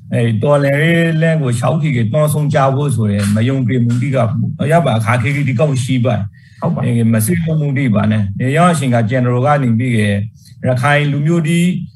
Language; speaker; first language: Burmese; native; Burmese